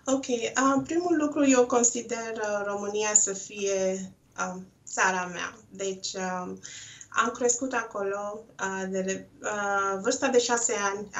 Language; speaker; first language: Romanian; non-native, local second language; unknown